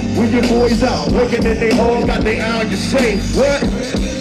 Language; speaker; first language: English; native; English